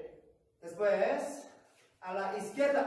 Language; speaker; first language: Spanish; non-native, learner; Korean